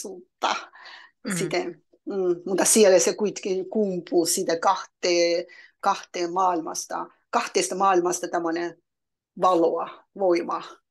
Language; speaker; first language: Finnish; non-native, learner; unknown